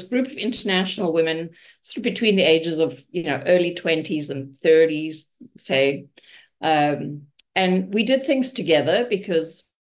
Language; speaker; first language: English; native; English